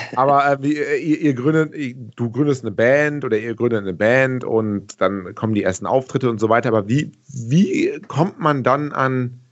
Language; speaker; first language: German; native; German